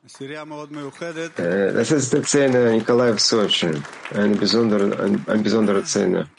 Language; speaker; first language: German; non-native, learner; Hebrew